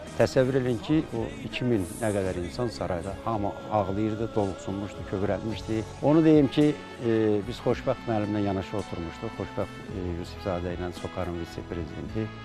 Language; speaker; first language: Azerbaijani; native; Azerbaijani